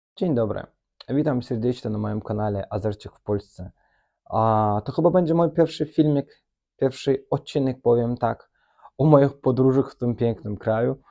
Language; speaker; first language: Polish; non-native, learner; Azerbaijani